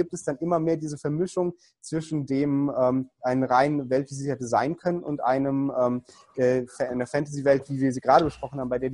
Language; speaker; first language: German; native; German